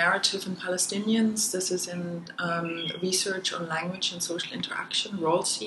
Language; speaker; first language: English; non-native, fluent; German